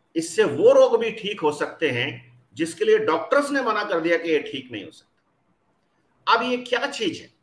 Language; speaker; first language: Hindi; native; Hindi